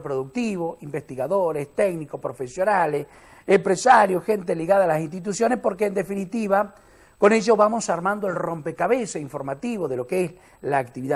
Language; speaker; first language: Spanish; native; Spanish